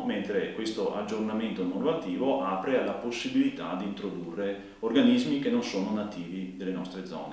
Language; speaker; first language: Italian; native; Italian